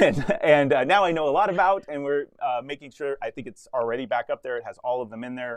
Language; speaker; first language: English; native; English